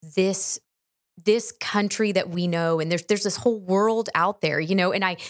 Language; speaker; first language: English; native; English